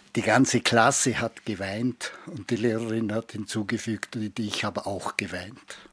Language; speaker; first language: German; native; German